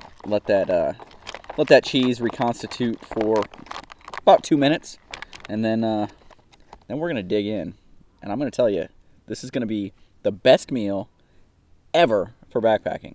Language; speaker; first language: English; native; English